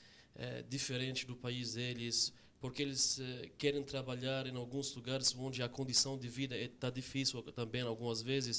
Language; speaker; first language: Portuguese; non-native, fluent; Arabic